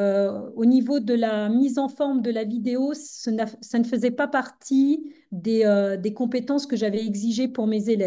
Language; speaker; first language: French; native; French